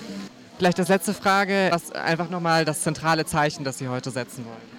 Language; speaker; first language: German; native; German